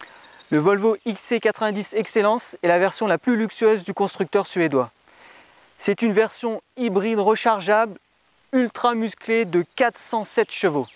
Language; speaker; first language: French; native; French